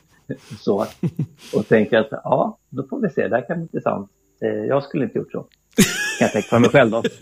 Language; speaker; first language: Swedish; native; Swedish